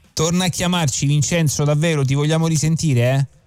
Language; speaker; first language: Italian; native; Italian